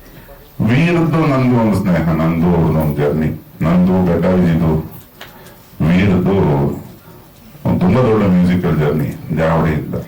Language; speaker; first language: Kannada; native; Kannada